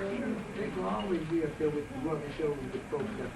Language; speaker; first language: English; native; English